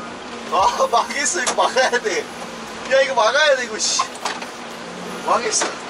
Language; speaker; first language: Korean; native; Korean